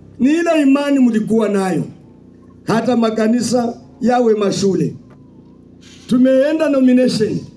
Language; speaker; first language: Swahili; non-native, local second language; Luyia